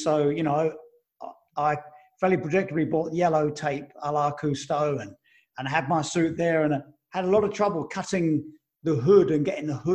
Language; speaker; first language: English; native; English